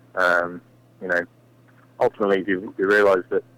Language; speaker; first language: English; native; English